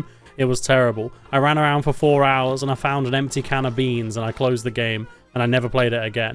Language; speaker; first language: English; native; English